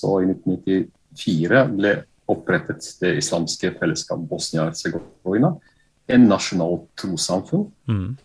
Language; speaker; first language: Norwegian; non-native, fluent; Bosnian